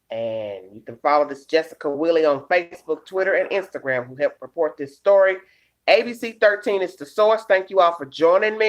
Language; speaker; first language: English; native; English